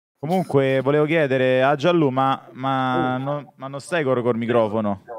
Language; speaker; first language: Italian; native; Italian